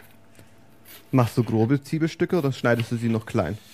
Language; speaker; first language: German; native; German